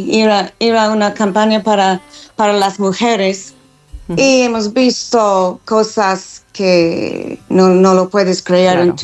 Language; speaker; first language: Spanish; non-native, fluent; English